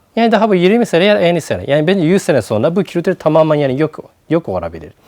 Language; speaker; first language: Turkish; non-native, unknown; Japanese